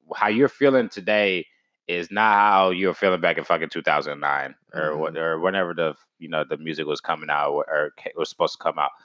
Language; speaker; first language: English; native; English